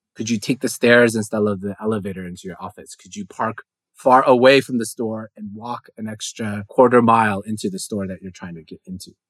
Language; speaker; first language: English; native; English